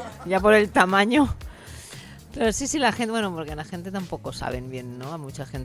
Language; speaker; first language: Spanish; native; Spanish